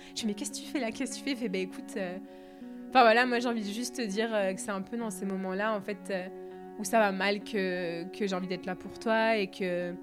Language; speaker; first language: French; native; French